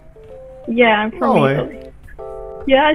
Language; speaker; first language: English; non-native, fluent; Italian